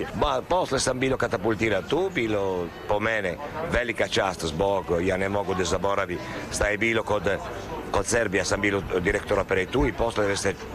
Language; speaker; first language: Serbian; non-native, learner; Italian